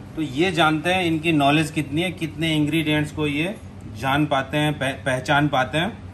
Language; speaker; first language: Hindi; native; Hindi